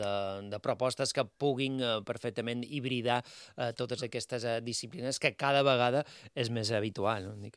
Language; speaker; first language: Catalan; native; Catalan